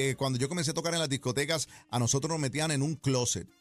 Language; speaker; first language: Spanish; early bilingual, heritage; Spanish